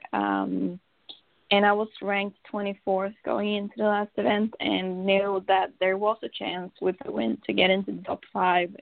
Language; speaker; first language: English; non-native, fluent; Swedish